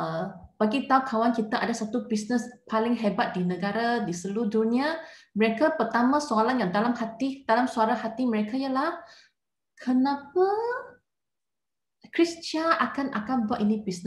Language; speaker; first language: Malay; non-native, local second language; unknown